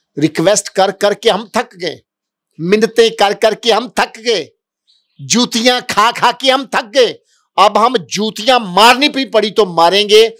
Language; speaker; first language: Urdu; non-native, local second language; Punjabi